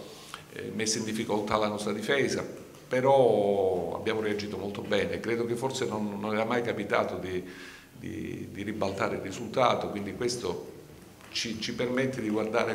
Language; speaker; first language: Italian; native; Italian